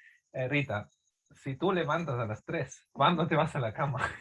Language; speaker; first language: Spanish; non-native, fluent; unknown